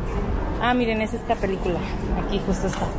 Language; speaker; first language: Spanish; native; Spanish